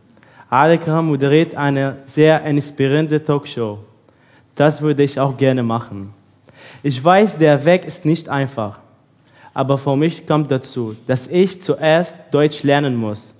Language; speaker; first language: German; non-native, learner; Arabic